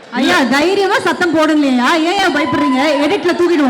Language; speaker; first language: Tamil; native; Tamil